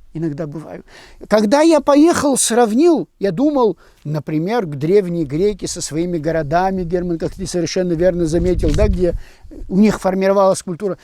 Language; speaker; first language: Russian; non-native, local second language; Abkhazian